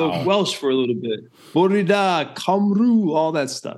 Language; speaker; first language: English; native; English